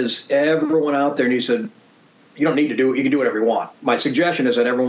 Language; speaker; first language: English; native; English